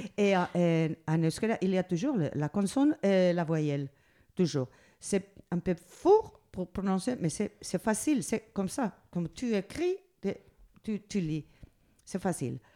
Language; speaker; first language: French; non-native, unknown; Spanish